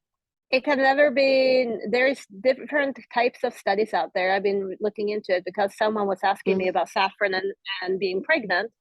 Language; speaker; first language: English; non-native, fluent; Swedish